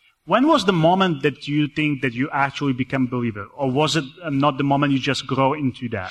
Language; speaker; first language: English; non-native, fluent; Czech